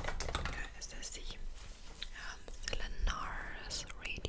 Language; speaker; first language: French; non-native, fluent; English